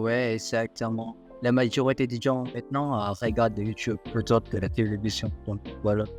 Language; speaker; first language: French; non-native, learner; Filipino